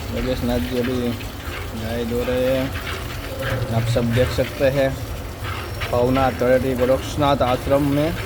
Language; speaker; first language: Hindi; non-native, local second language; Gujarati